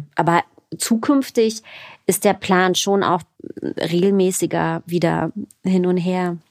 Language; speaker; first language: German; native; German